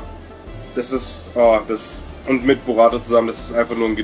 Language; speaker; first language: German; native; German